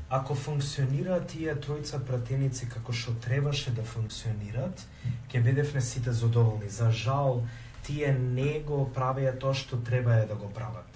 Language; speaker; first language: Macedonian; early bilingual, heritage; Macedonian